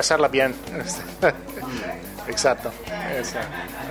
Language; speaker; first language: Portuguese; non-native, learner; Italian